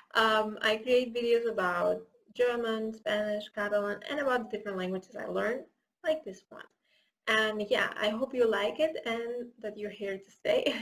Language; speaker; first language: English; non-native, fluent; Catalan